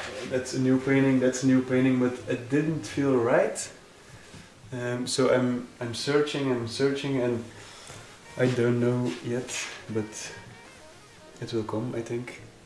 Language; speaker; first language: English; non-native, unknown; Dutch